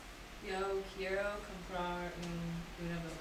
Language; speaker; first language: Spanish; non-native, learner; English